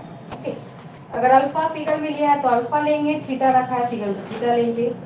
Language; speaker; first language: Hindi; native; Hindi